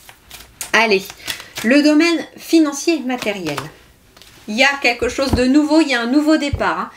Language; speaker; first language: French; native; French